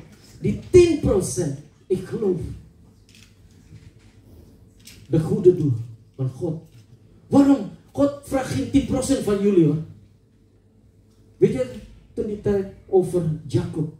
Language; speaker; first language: Dutch; non-native, learner; Indonesian